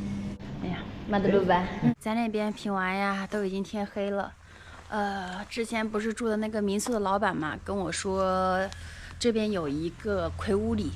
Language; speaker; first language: Chinese; native; Chinese